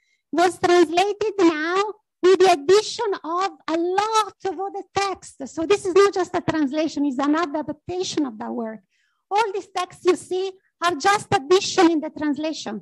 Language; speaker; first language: English; non-native, fluent; Italian